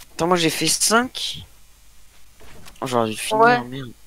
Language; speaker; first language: French; native; French